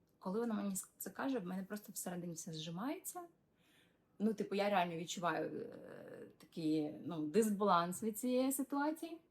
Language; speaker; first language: Ukrainian; non-native, local second language; Russian